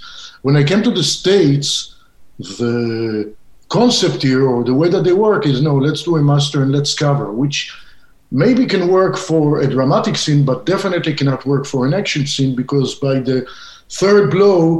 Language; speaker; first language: English; non-native, fluent; Hebrew